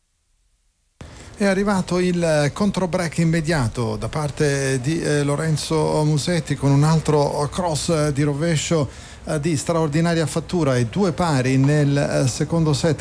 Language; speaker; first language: Italian; native; Italian